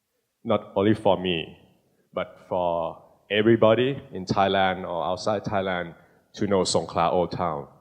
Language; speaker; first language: English; non-native, learner; Thai